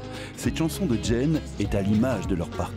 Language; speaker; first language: French; native; French